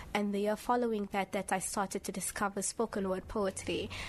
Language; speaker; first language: English; early bilingual, other home language; Somali